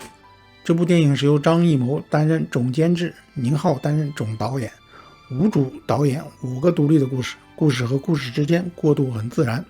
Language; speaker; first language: Chinese; native; Chinese